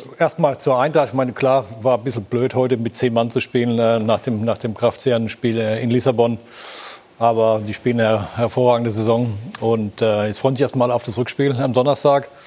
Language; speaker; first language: German; native; German